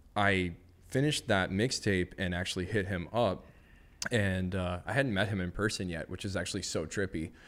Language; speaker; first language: English; native; English